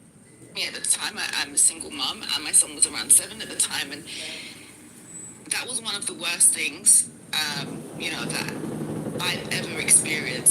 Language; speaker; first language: English; native; English